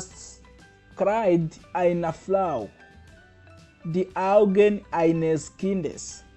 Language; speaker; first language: German; non-native, fluent; Kinyarwanda